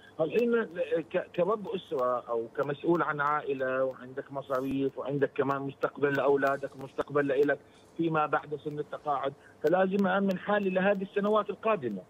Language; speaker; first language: Arabic; native; Arabic